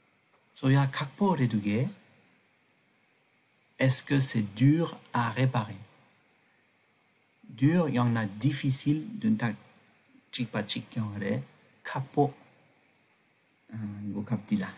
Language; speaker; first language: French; non-native, fluent; Tibetan